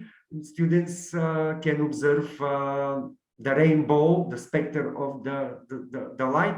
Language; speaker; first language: English; non-native, learner; Bulgarian